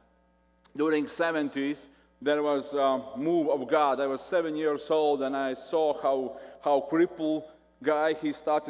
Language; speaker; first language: English; non-native, fluent; Latvian